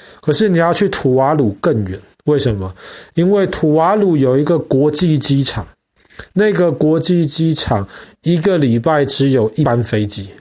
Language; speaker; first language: Chinese; native; Chinese